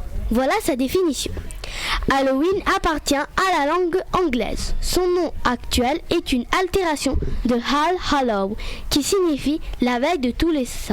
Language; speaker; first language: French; native; French